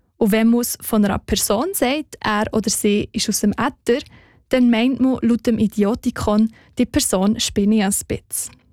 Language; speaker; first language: German; native; German